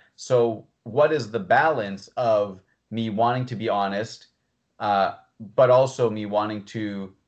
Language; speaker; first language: English; native; English